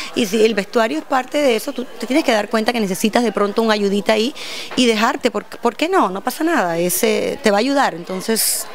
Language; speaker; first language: Spanish; native; Spanish